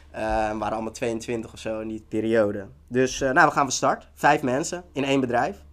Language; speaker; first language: Dutch; early bilingual, other home language; Tigrinya